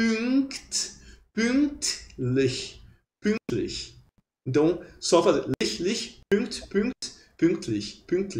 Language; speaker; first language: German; non-native, fluent; Portuguese